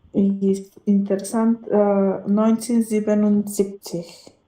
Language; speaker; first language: German; non-native, learner; Macedonian